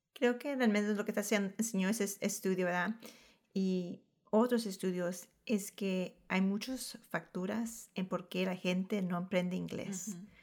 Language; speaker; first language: Spanish; early bilingual, heritage; Spanish